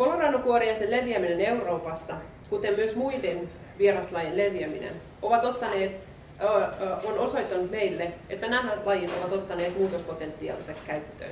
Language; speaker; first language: Finnish; native; Finnish